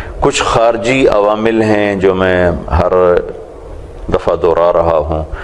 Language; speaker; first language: Urdu; non-native, local second language; Punjabi